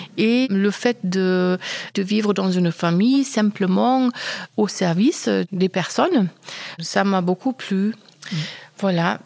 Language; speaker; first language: French; non-native, fluent; German